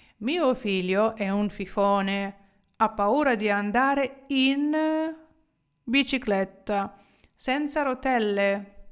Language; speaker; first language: Italian; non-native, fluent; Ukrainian